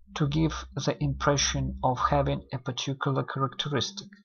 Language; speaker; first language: English; non-native, fluent; Russian